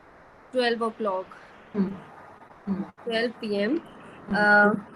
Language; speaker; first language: English; non-native, learner; Hindi